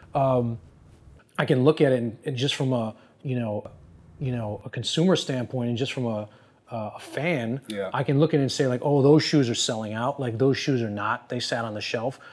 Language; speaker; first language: English; native; English